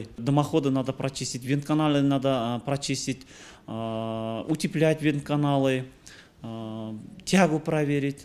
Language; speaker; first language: Russian; non-native, local second language; Kazakh